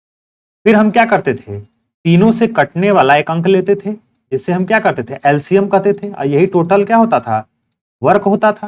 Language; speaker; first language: Hindi; native; Hindi